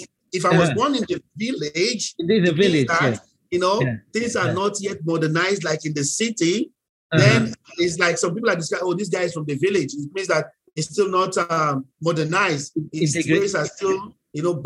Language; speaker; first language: English; non-native, local second language; Yoruba